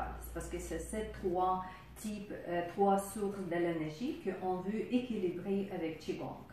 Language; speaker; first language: French; non-native, fluent; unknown